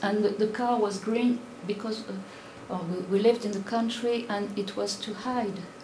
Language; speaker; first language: English; non-native, fluent; French